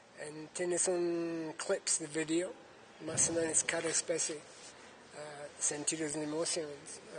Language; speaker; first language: Spanish; non-native, learner; English